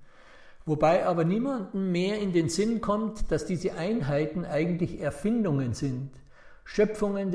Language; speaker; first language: German; native; German